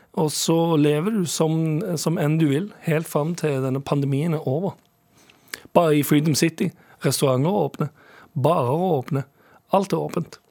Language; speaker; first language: Norwegian; early bilingual, other home language; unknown